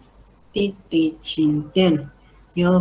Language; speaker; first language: Chinese; non-native, learner; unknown